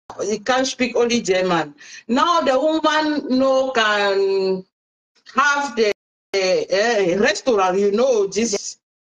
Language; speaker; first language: English; non-native, local second language; French